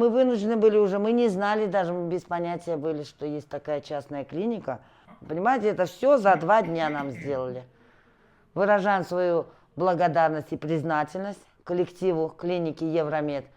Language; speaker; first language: Russian; native; Russian